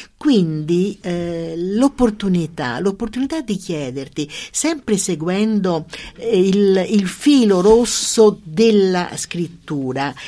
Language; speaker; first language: Italian; native; Italian